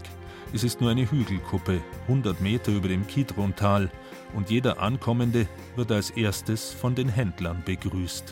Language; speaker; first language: German; native; German